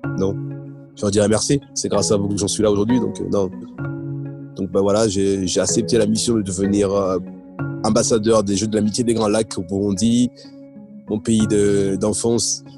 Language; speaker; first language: French; early bilingual, other home language; Rundi